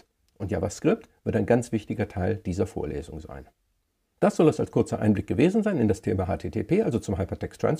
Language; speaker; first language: German; native; German